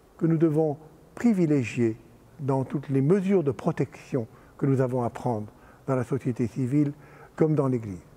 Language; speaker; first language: French; native; French